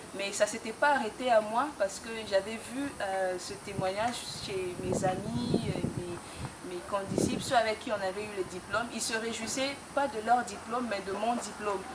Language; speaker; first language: French; non-native, local second language; Lingala